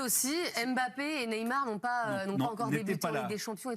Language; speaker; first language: French; native; French